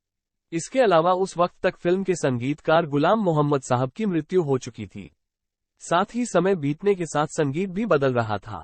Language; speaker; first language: Hindi; native; Hindi